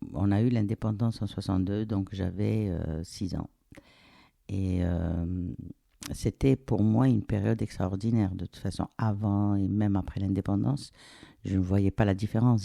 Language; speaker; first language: French; non-native, local second language; Arabic